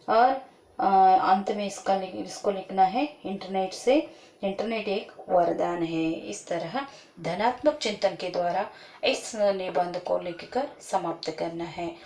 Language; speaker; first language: Hindi; non-native, local second language; Kannada